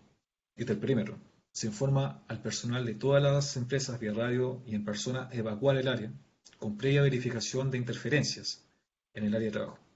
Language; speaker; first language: Spanish; native; Spanish